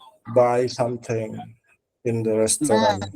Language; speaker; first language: English; non-native, learner; Indonesian